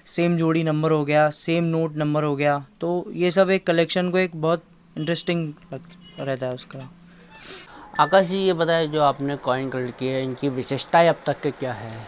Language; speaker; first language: Hindi; native; Hindi